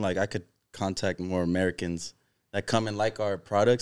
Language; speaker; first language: English; early bilingual, other home language; Spanish